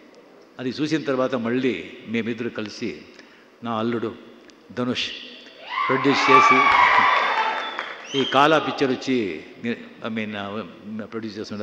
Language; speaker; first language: Telugu; non-native, local second language; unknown